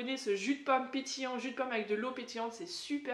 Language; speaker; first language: French; native; French